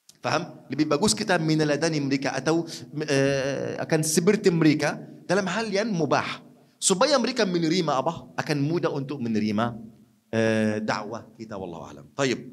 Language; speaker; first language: Malay; non-native, fluent; Arabic